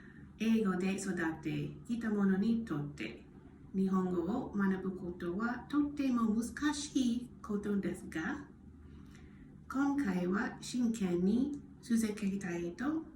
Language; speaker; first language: Japanese; non-native, learner; English